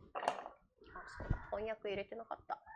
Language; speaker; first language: Japanese; native; Japanese